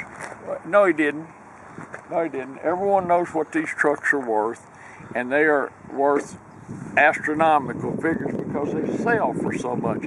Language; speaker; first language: English; native; English